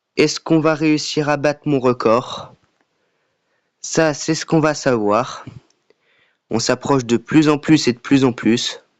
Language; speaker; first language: French; native; French